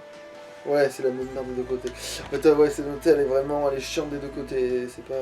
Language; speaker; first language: French; native; French